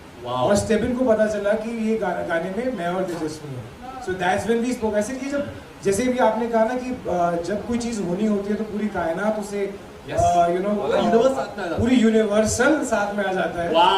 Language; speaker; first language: Hindi; native; Hindi